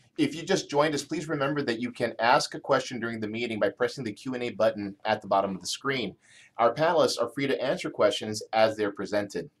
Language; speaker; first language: English; native; English